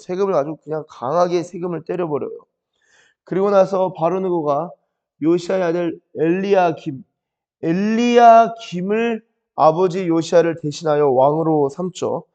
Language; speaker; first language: Korean; native; Korean